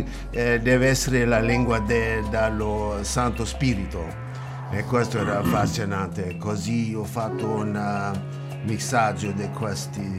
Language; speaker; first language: Italian; non-native, learner; English